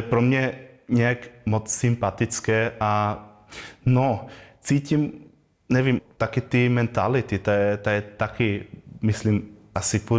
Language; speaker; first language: Czech; non-native, fluent; German